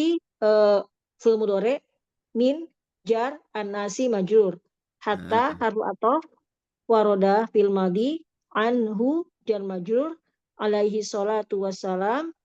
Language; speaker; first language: Arabic; non-native, learner; Indonesian